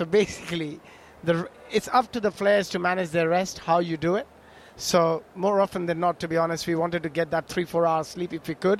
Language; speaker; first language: English; non-native, local second language; Bangla